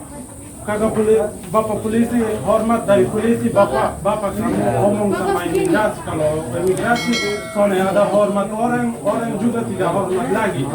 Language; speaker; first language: Indonesian; non-native, learner; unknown